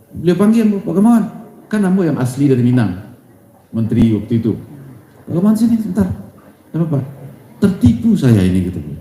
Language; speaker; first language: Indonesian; non-native, local second language; Minangkabau